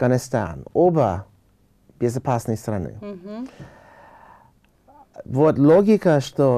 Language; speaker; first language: Russian; non-native, learner; English